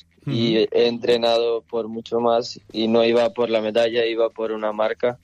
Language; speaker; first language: Spanish; early bilingual, other home language; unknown